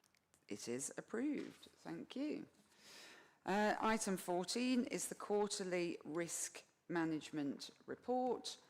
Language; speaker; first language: English; native; English